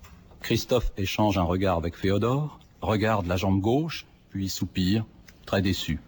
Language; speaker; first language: French; native; French